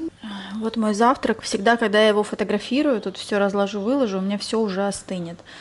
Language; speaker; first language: Russian; native; Russian